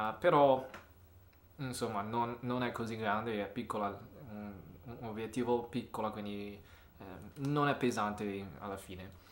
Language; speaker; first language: Italian; non-native, learner; English